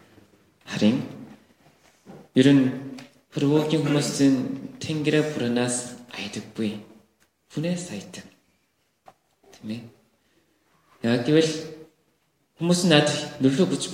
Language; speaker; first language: Mongolian; non-native, fluent; Korean